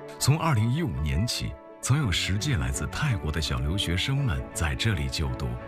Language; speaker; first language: Chinese; native; Chinese